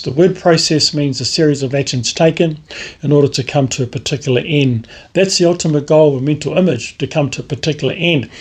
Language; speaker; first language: English; native; English